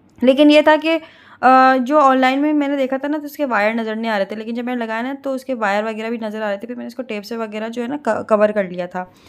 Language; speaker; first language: Urdu; native; Urdu